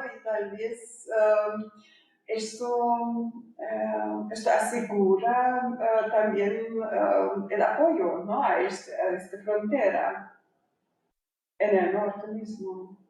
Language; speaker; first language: Spanish; non-native, fluent; German